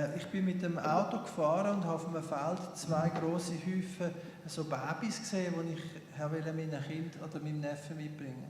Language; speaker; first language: German; native; German